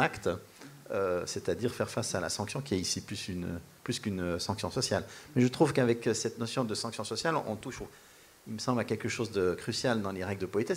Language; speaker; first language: French; native; French